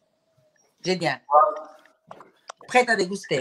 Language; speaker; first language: French; non-native, fluent; Spanish